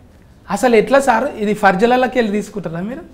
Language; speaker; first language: Telugu; native; Telugu